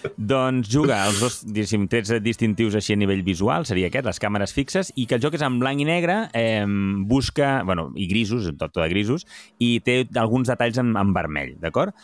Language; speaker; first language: Catalan; native; Catalan